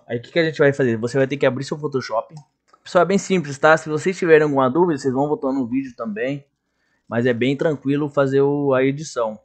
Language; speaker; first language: Portuguese; native; Portuguese